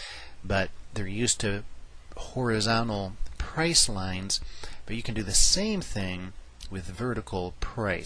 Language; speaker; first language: English; native; English